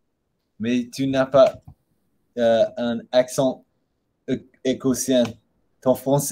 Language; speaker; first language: French; non-native, learner; English